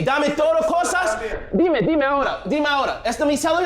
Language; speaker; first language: Spanish; non-native, learner; English